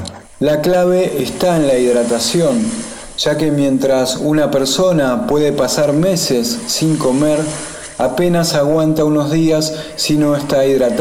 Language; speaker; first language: Spanish; native; Spanish